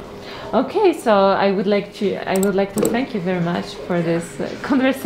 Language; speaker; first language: English; non-native, fluent; Polish